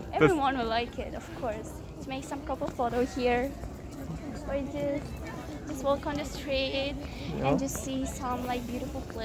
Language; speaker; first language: English; non-native, learner; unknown